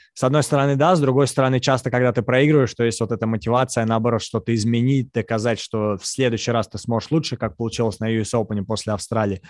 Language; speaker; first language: Russian; native; Russian